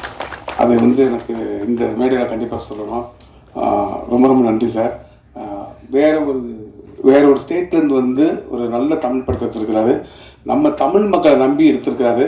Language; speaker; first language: Tamil; native; Tamil